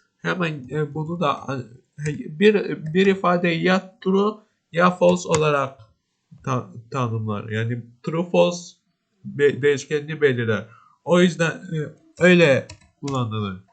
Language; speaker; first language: Turkish; native; Turkish